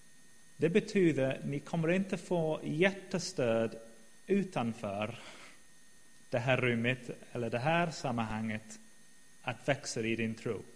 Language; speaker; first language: Swedish; non-native, fluent; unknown